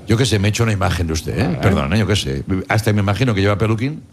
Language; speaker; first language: Spanish; native; Spanish